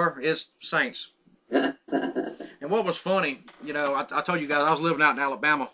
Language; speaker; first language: English; native; English